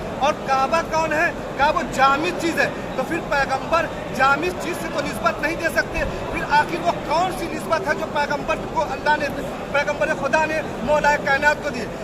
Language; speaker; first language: Urdu; native; Urdu